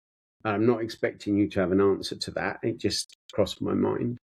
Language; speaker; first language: English; native; English